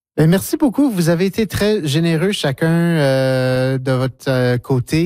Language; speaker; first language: French; native; French